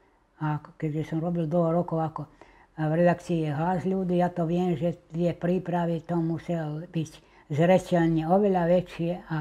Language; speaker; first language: Slovak; native; Slovak